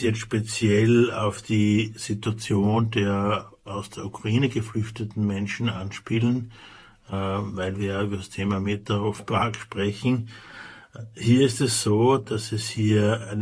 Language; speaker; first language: German; native; German